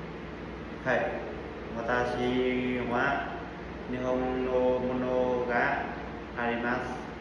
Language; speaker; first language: Japanese; non-native, learner; Vietnamese